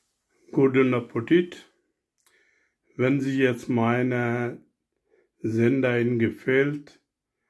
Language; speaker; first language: German; non-native, learner; Urdu